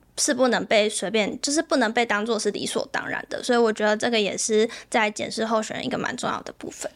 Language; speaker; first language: Chinese; native; Chinese